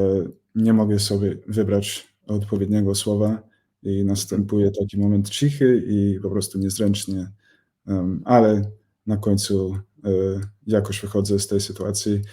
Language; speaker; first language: Polish; non-native, fluent; English